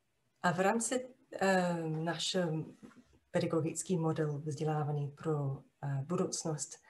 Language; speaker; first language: Czech; non-native, fluent; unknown